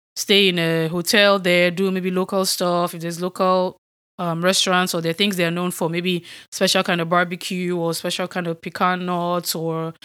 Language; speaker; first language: English; non-native, local second language; Yoruba